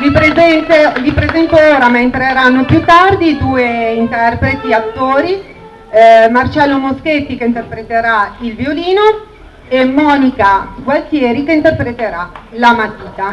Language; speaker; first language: Italian; native; Italian